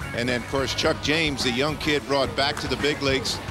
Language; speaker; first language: English; native; English